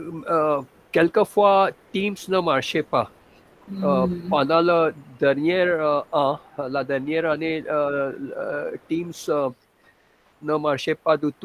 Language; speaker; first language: French; non-native, fluent; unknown